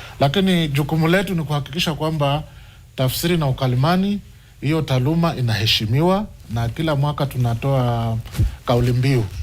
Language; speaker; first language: Swahili; non-native, local second language; Giryama